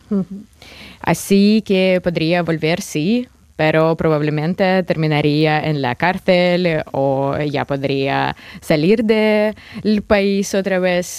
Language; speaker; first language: Spanish; non-native, fluent; Russian